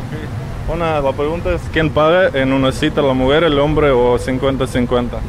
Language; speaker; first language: Spanish; non-native, fluent; Russian